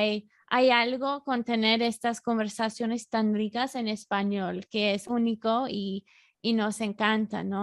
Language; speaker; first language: Spanish; non-native, fluent; English